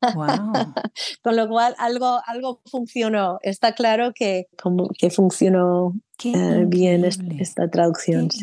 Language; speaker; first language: Spanish; non-native, fluent; English